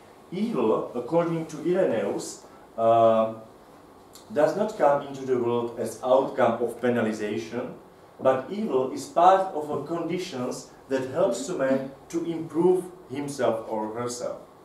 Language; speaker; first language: English; non-native, fluent; Slovak